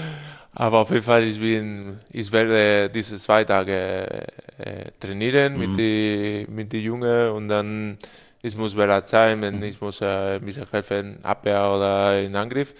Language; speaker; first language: German; non-native, learner; Spanish